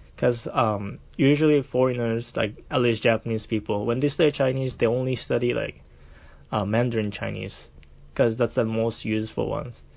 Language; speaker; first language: English; non-native, fluent; Japanese